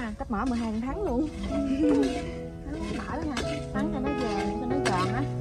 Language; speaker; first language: Vietnamese; native; Vietnamese